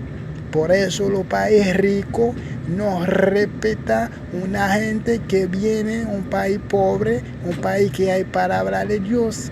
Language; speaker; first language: Spanish; non-native, fluent; Haitian Creole